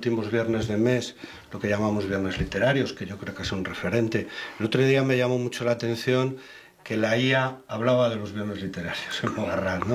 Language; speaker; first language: Spanish; native; Spanish